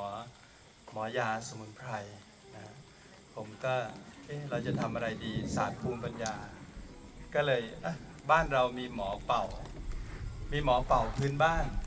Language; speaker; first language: Thai; native; Thai